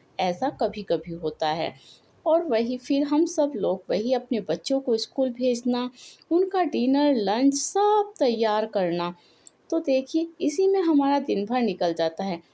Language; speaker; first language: Hindi; native; Hindi